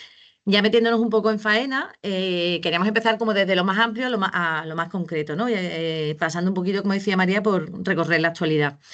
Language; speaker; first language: Spanish; native; Spanish